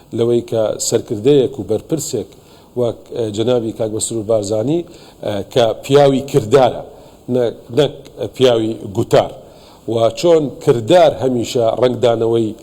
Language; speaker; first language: Central Kurdish; non-native, local second language; Assyrian Neo-Aramaic